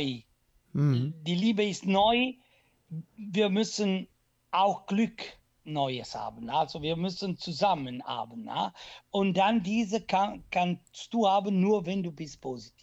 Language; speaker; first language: German; non-native, fluent; Italian